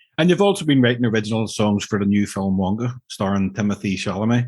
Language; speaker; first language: English; native; English